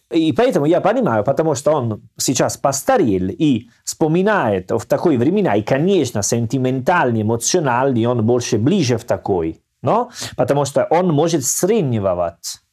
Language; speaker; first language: Russian; non-native, fluent; Italian